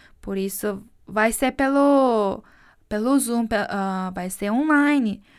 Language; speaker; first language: Portuguese; non-native, fluent; Korean